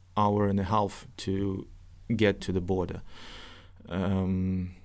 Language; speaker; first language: English; non-native, fluent; Russian